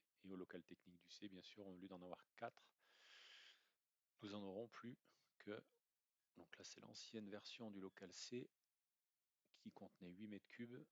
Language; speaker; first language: French; native; French